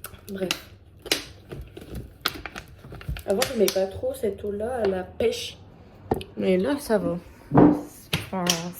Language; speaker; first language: French; native; French